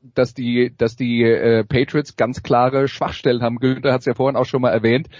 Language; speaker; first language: German; non-native, fluent; French